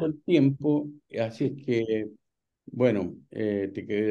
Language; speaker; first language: Spanish; native; Spanish